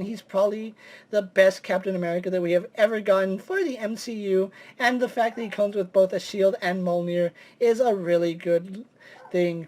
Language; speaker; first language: English; native; English